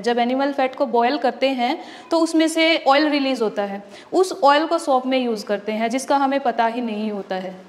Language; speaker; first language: Hindi; native; Hindi